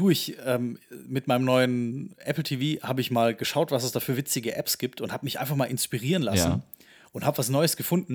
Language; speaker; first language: German; native; German